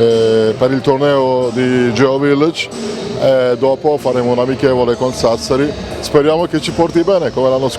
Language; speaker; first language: Italian; non-native, fluent; Turkish